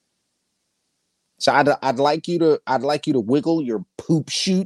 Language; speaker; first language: English; native; English